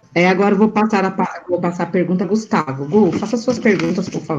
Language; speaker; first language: Portuguese; native; Portuguese